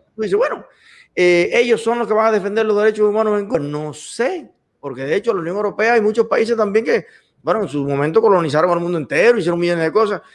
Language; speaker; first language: Spanish; native; Spanish